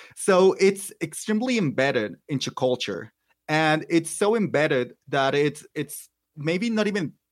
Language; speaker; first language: English; non-native, fluent; Spanish